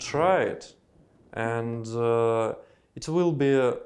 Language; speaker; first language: English; non-native, learner; Russian